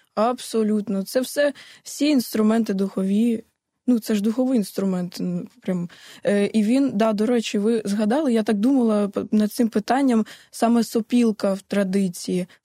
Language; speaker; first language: Ukrainian; native; Ukrainian